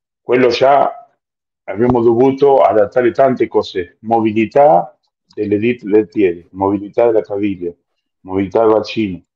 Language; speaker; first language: Italian; non-native, fluent; Spanish